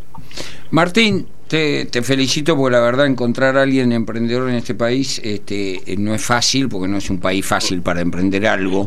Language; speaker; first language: Spanish; native; Spanish